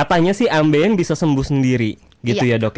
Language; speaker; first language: Indonesian; native; Indonesian